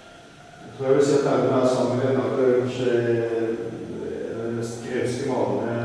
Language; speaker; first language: Norwegian; native; Norwegian